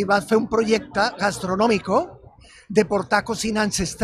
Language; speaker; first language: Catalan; non-native, fluent; Spanish